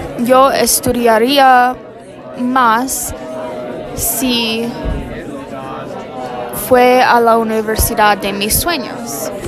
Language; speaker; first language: Spanish; non-native, learner; English